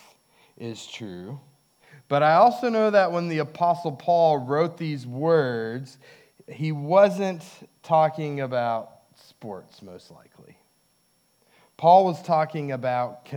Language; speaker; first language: English; native; English